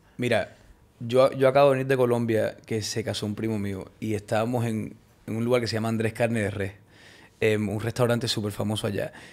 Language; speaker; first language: Spanish; early bilingual, heritage; Spanish